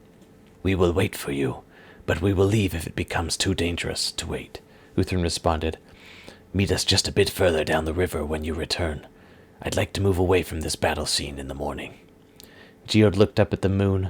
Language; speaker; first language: English; native; English